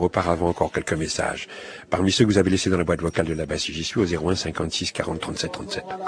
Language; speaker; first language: French; native; French